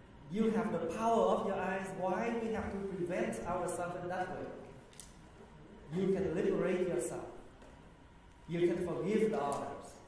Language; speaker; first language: English; early bilingual, other home language; Vietnamese